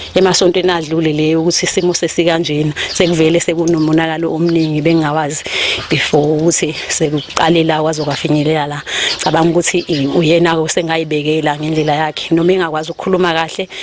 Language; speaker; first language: Zulu; native; Zulu